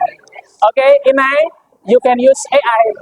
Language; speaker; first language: English; non-native, fluent; Indonesian